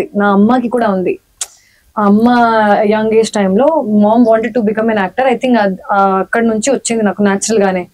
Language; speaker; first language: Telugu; non-native, learner; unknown